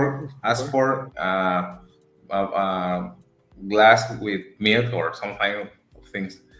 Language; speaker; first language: English; non-native, learner; Spanish